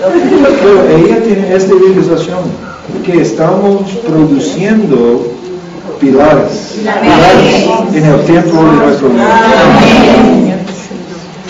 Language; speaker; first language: Spanish; non-native, learner; English